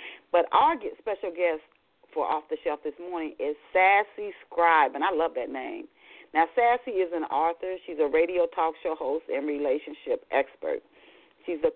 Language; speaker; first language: English; native; English